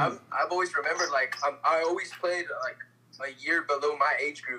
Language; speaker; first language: English; native; English